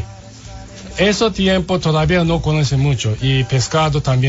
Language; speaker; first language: Spanish; non-native, learner; Japanese